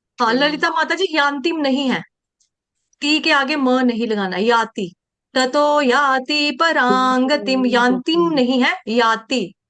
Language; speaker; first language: Hindi; native; Hindi